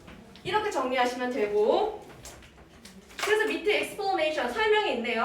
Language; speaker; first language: Korean; native; Korean